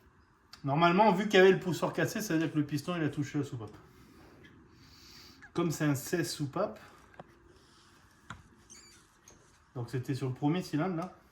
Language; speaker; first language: French; native; French